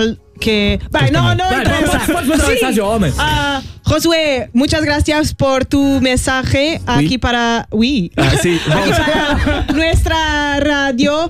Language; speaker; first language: Spanish; non-native, learner; Portuguese